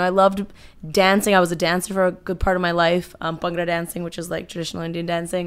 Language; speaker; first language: English; native; English